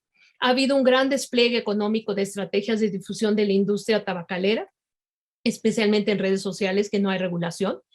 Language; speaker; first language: Spanish; native; Spanish